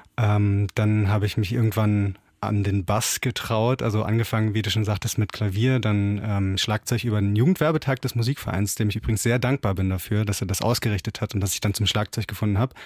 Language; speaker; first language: German; native; German